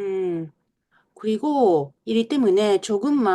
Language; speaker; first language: Korean; non-native, learner; Japanese